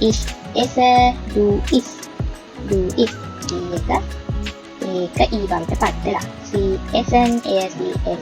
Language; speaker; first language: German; non-native, fluent; Sinhala